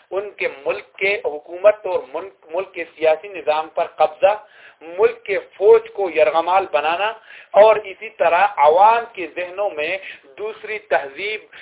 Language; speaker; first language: Urdu; non-native, local second language; Pashto